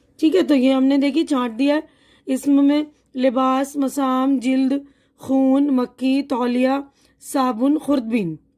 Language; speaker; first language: Urdu; native; Urdu